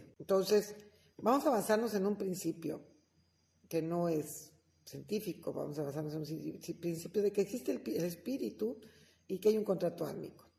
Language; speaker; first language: Spanish; native; Spanish